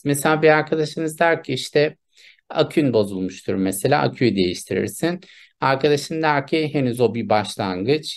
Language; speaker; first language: Turkish; native; Turkish